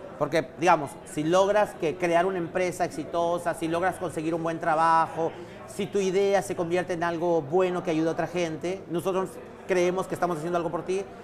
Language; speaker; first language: Spanish; native; Spanish